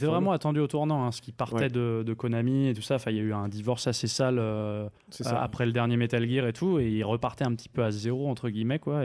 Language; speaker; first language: French; native; French